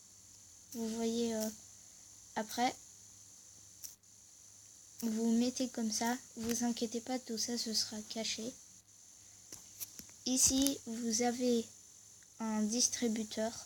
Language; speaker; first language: French; native; French